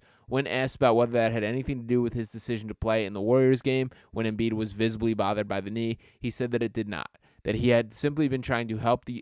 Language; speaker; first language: English; native; English